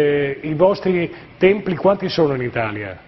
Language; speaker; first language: Italian; native; Italian